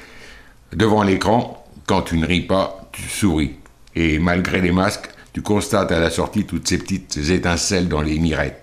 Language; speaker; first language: French; native; French